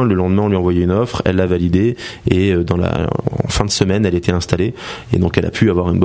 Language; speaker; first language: French; native; French